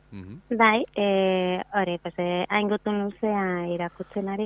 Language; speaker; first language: Basque; non-native, local second language; Spanish